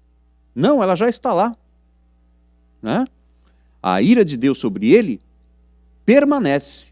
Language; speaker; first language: Portuguese; native; Portuguese